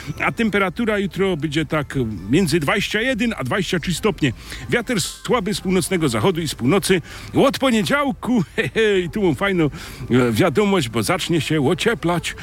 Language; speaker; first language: Polish; native; Polish